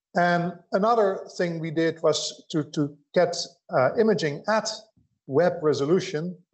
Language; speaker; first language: English; non-native, fluent; Dutch